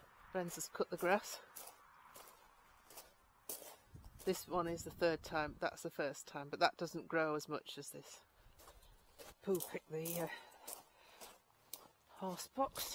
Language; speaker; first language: English; native; English